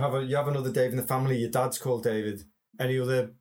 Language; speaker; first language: English; native; English